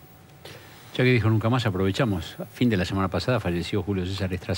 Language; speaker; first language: Spanish; native; Spanish